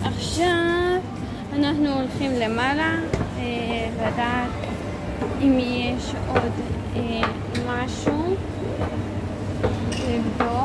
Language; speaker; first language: Hebrew; early bilingual, other home language; Russian